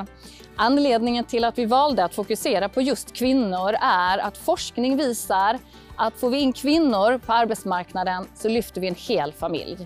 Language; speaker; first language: Swedish; native; Swedish